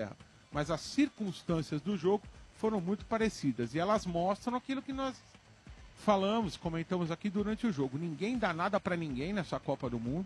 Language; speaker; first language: Portuguese; native; Portuguese